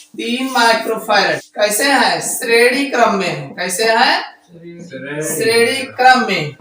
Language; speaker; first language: Hindi; native; Hindi